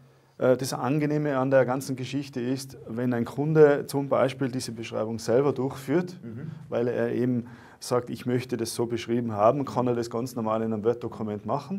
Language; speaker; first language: German; native; German